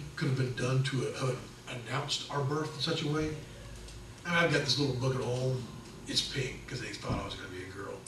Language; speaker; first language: English; native; English